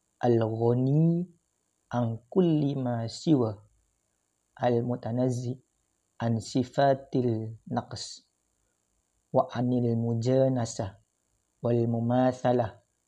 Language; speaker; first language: Arabic; non-native, fluent; Indonesian